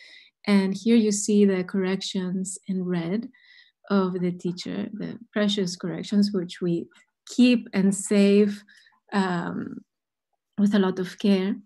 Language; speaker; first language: English; non-native, fluent; Spanish